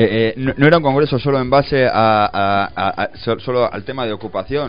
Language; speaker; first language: Spanish; native; Spanish